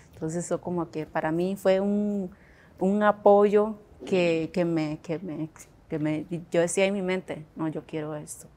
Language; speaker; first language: Spanish; non-native, local second language; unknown